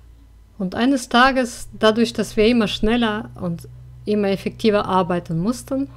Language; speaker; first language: German; non-native, fluent; Russian